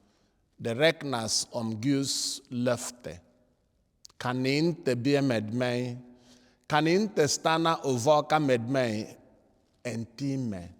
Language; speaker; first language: Swedish; non-native, fluent; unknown